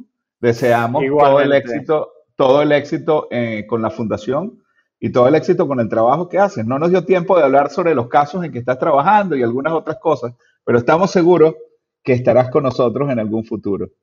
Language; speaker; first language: Spanish; native; Spanish